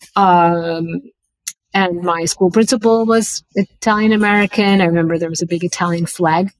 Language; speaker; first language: English; early bilingual, other home language; Bangla